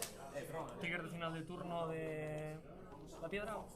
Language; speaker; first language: Spanish; native; Spanish